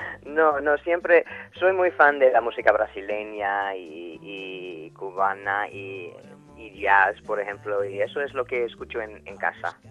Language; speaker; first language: Spanish; non-native, fluent; English